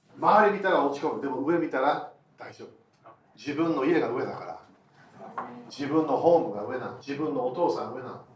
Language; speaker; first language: Japanese; non-native, fluent; English